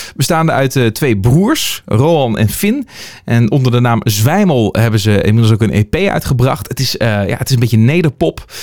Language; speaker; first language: Dutch; native; Dutch